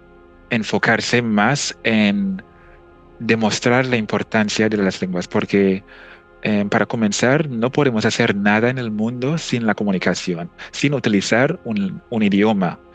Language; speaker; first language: Spanish; non-native, fluent; English